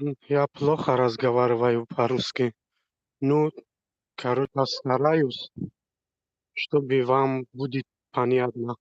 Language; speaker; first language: Russian; non-native, learner; Tajik